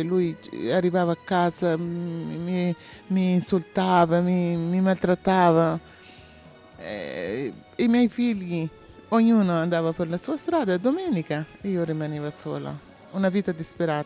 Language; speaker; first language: Italian; non-native, fluent; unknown